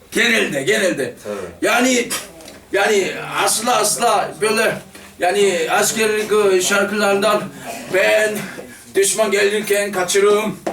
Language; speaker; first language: Turkish; non-native, fluent; Korean